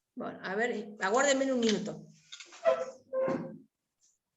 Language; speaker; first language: Spanish; native; Spanish